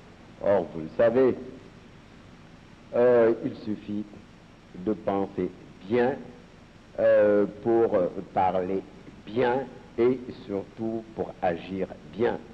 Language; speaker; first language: French; non-native, local second language; Serer